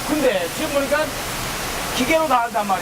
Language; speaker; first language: Korean; native; Korean